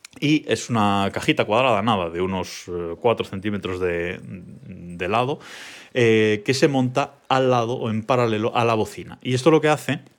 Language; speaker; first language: Spanish; native; Spanish